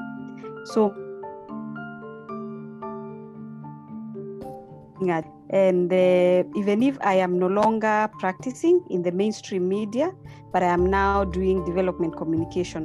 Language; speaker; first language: English; non-native, local second language; Meru